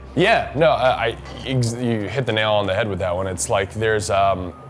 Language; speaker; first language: English; native; English